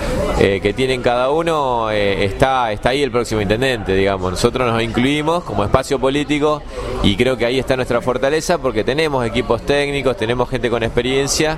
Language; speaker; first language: Spanish; native; Spanish